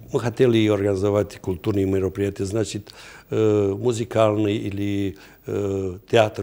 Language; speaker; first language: Russian; non-native, fluent; Romanian